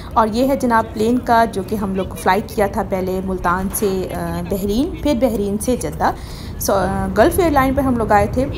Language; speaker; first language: Urdu; native; Urdu